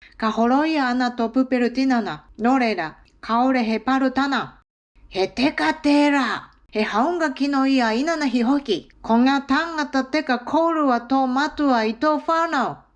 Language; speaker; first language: Māori; non-native, learner; Japanese